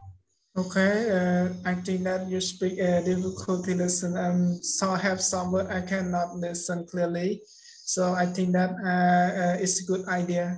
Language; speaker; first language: English; non-native, learner; Khmer